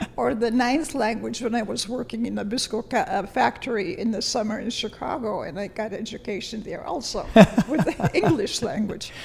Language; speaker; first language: English; early bilingual, other home language; Lithuanian